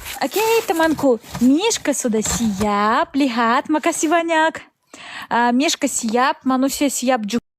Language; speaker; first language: Indonesian; non-native, learner; Russian